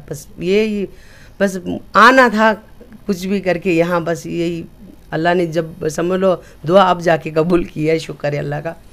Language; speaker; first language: Urdu; early bilingual, other home language; Nepali